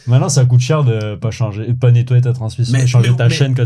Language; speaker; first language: French; native; French